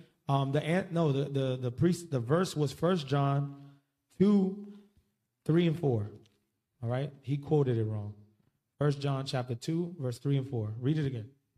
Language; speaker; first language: English; early bilingual, other home language; Spanish